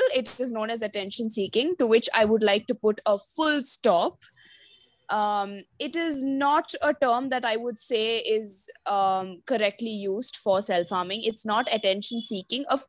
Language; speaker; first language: English; non-native, local second language; Malayalam